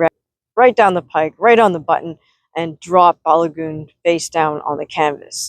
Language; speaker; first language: English; native; English